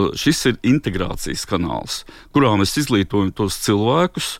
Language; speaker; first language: Latvian; non-native, local second language; Russian